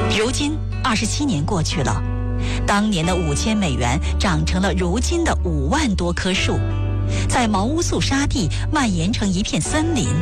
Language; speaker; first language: Chinese; native; Chinese